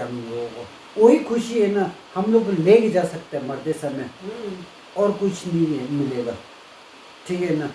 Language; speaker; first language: Hindi; non-native, local second language; Tibetan